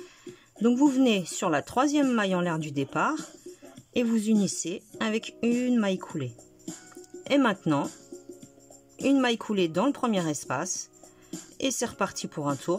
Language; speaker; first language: French; native; French